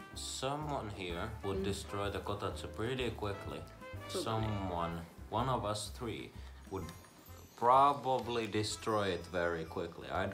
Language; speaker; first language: English; non-native, fluent; Finnish